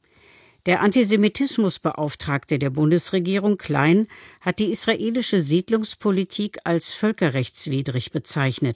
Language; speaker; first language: German; native; German